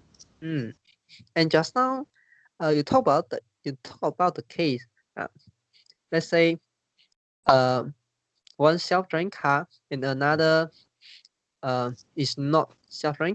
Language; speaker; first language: English; non-native, learner; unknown